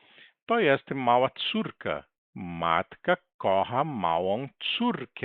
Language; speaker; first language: Polish; non-native, learner; Portuguese